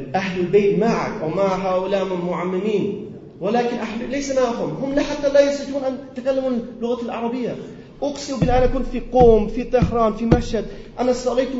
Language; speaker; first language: Arabic; non-native, learner; Persian